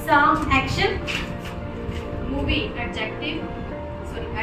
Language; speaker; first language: English; non-native, learner; Hindi